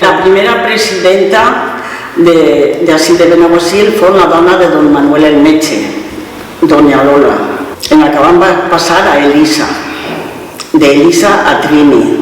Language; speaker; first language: Catalan; native; Catalan